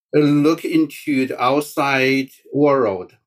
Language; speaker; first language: English; non-native, learner; Chinese